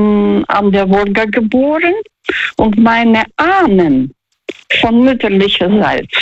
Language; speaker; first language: German; non-native, fluent; Russian